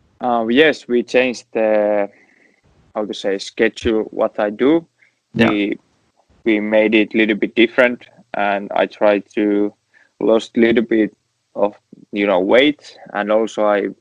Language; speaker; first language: English; non-native, learner; Finnish